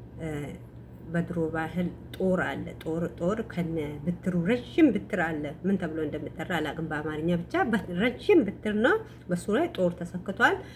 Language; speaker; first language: Amharic; non-native, local second language; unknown